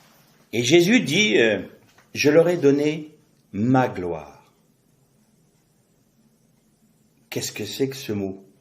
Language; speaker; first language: French; native; French